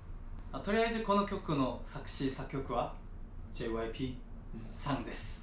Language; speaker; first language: Japanese; non-native, learner; Korean